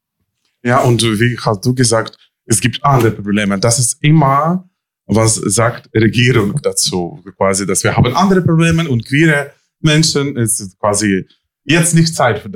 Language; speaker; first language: German; non-native, learner; Ukrainian